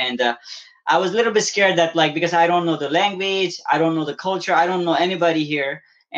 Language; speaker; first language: English; non-native, local second language; Balti